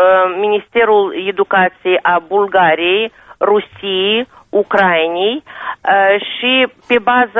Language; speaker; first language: Romanian; non-native, local second language; Russian